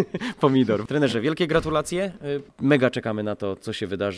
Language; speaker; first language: Polish; native; Polish